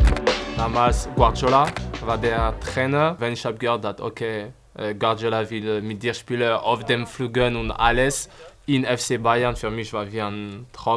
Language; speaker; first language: German; non-native, fluent; French